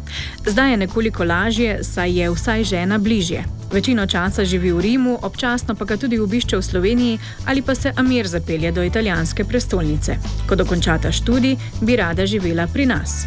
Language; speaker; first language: Slovenian; native; Slovenian